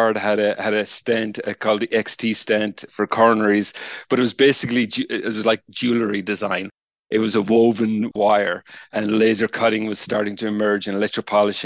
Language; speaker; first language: English; native; English